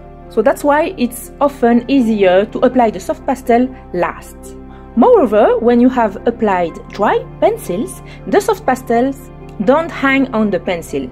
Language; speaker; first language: English; non-native, fluent; French